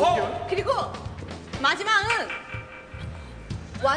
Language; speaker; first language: Korean; non-native, fluent; Chinese